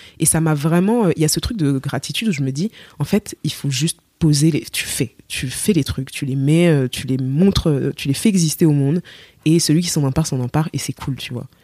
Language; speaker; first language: French; native; French